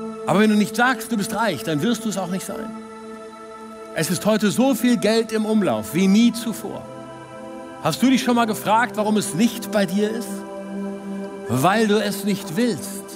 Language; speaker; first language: German; native; German